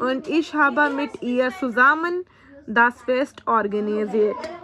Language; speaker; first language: German; non-native, learner; Hindi